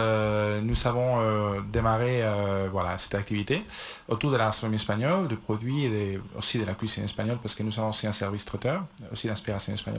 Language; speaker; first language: French; non-native, fluent; Spanish